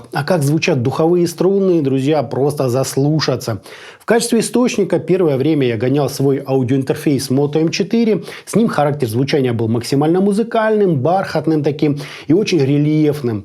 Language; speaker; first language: Russian; native; Russian